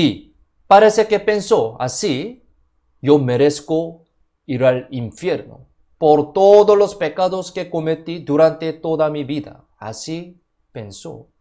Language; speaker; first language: Spanish; non-native, fluent; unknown